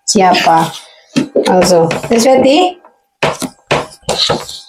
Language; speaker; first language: German; non-native, learner; Indonesian